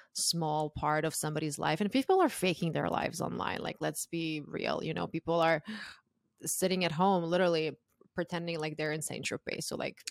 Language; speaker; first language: English; non-native, fluent; Croatian